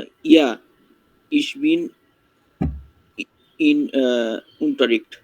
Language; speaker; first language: German; non-native, learner; Bangla